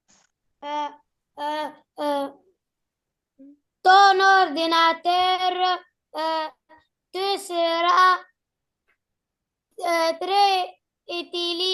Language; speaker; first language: French; non-native, learner; Arabic